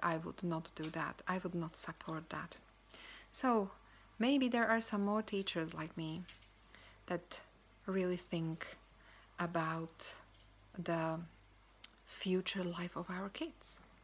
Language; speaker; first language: English; non-native, fluent; Slovak